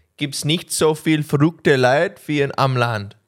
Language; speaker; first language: German; non-native, learner; English